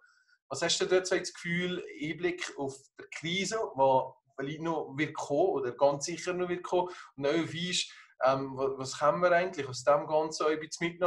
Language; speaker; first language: German; native; German